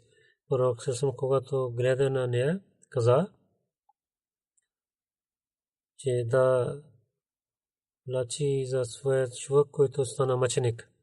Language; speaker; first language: Bulgarian; non-native, learner; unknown